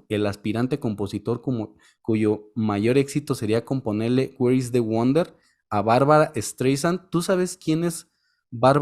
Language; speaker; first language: Spanish; native; Spanish